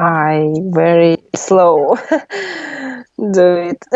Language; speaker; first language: English; non-native, learner; Russian